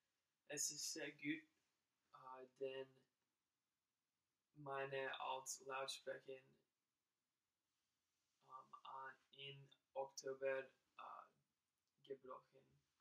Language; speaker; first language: German; non-native, learner; English